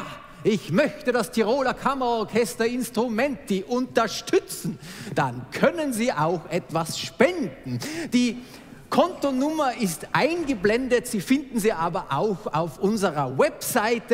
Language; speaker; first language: German; native; German